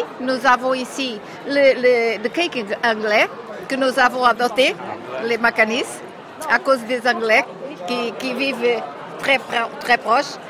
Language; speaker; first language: French; non-native, learner; Portuguese